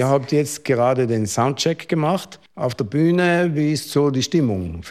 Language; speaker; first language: German; native; German